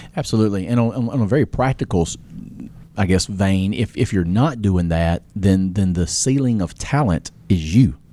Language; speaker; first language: English; native; English